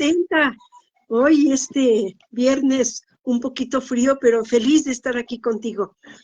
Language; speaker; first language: Spanish; native; Spanish